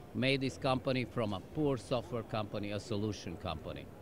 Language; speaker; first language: English; non-native, fluent; German